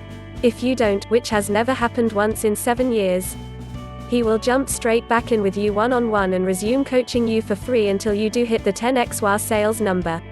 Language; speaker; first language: English; native; English